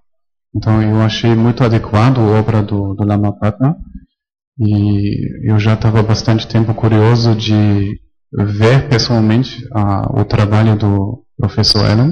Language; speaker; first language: Portuguese; non-native, fluent; German